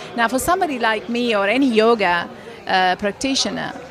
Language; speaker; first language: English; non-native, fluent; Italian